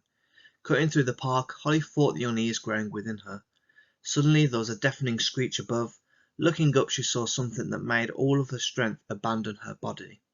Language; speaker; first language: English; native; English